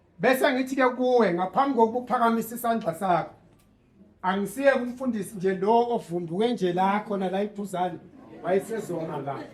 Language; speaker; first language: Zulu; native; Zulu